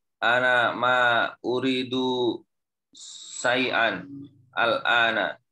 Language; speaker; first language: Arabic; non-native, learner; Indonesian